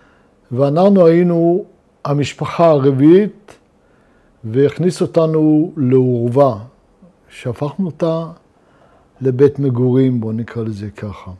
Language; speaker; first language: Hebrew; non-native, fluent; Luxembourgish